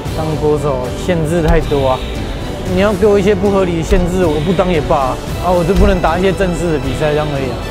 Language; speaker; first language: Chinese; native; Chinese